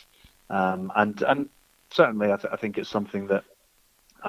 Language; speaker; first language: English; native; English